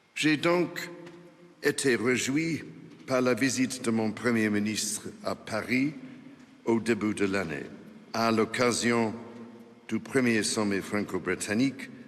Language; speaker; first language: French; non-native, fluent; English